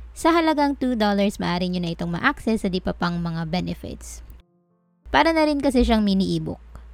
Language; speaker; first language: Filipino; non-native, local second language; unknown